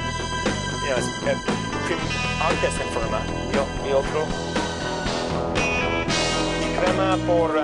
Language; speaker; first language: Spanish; non-native, learner; English